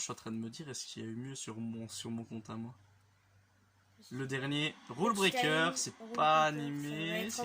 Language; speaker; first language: French; native; French